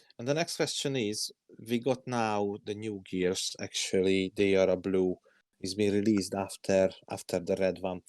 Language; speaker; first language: English; non-native, learner; Hungarian